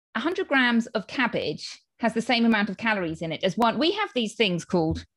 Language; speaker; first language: English; native; English